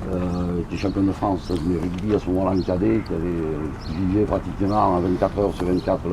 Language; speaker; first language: French; native; French